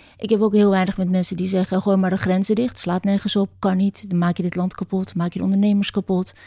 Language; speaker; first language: Dutch; early bilingual, other home language; Turkish